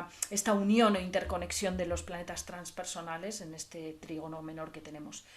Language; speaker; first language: Spanish; native; Spanish